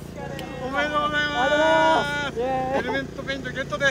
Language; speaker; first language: Japanese; native; Japanese